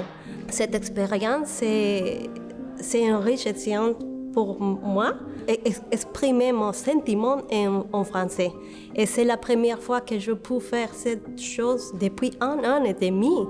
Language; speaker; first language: French; non-native, learner; Spanish